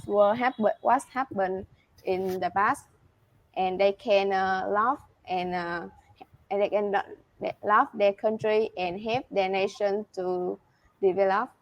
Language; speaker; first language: English; non-native, learner; Vietnamese